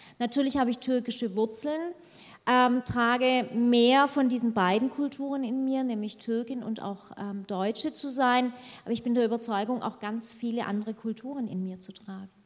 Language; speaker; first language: German; early bilingual, other home language; Turkish